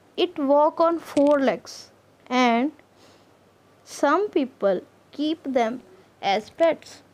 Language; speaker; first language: English; non-native, local second language; Punjabi